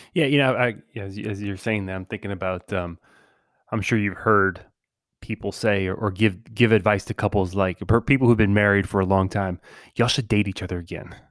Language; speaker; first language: English; early bilingual, other home language; Spanish